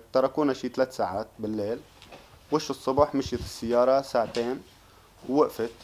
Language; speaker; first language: Arabic; native; Arabic